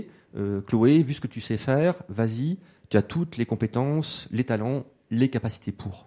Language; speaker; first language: French; native; French